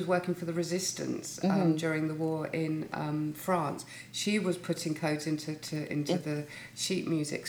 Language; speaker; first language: English; native; English